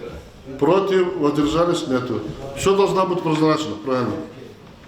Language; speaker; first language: Russian; non-native, local second language; Lezghian